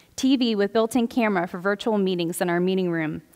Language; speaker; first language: English; native; English